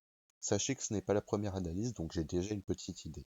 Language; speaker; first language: French; native; French